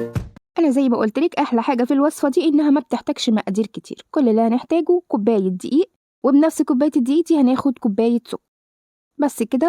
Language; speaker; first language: Arabic; native; Arabic